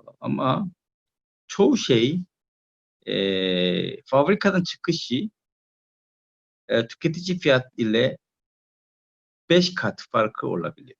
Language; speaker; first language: Turkish; non-native, learner; Korean